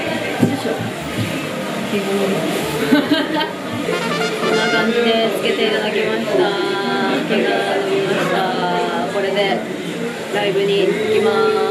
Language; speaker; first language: Japanese; native; Japanese